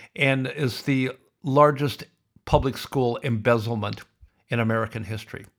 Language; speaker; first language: English; native; English